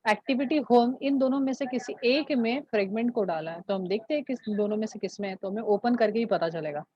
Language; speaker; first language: Hindi; non-native, local second language; Marathi